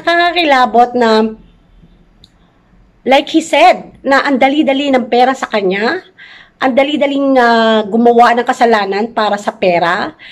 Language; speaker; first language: Filipino; native; Filipino